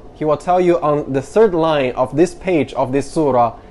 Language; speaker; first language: English; non-native, fluent; Chinese